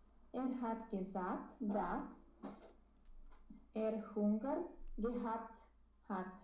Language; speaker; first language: German; non-native, learner; Romanian